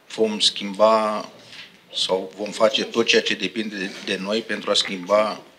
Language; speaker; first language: Romanian; non-native, fluent; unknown